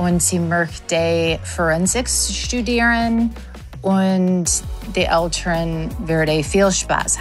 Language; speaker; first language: German; non-native, learner; English